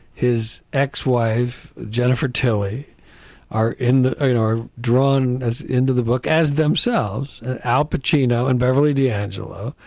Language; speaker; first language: English; native; English